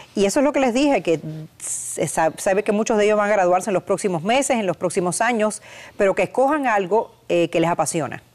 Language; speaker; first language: Spanish; native; Spanish